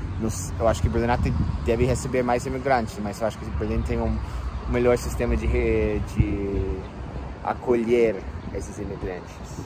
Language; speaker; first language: Portuguese; non-native, fluent; English